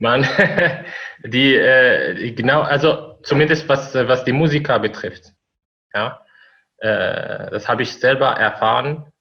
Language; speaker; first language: German; non-native, fluent; Arabic